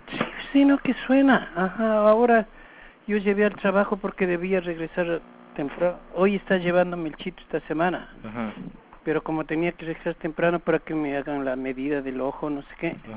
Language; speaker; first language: Spanish; native; Spanish